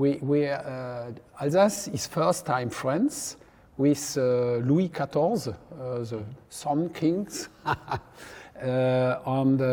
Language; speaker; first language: English; non-native, learner; French